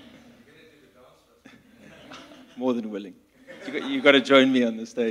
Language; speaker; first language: English; native; English